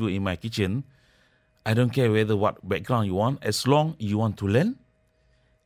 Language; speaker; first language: English; non-native, local second language; Malay